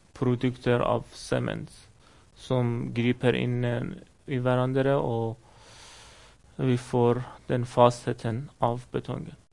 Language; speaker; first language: Norwegian; non-native, fluent; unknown